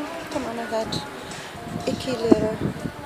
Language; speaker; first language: Turkish; non-native, learner; English